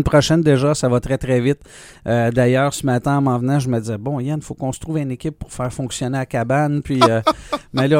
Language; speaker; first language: French; native; French